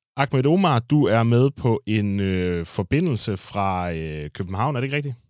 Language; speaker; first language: Danish; native; Danish